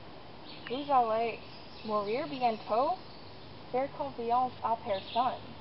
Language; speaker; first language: French; non-native, learner; English